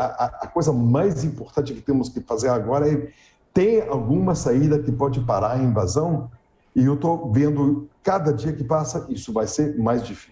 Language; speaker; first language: Portuguese; non-native, fluent; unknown